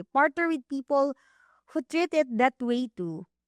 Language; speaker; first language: English; non-native, local second language; Filipino